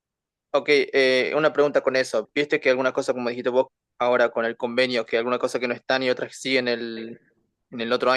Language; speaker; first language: Spanish; native; Spanish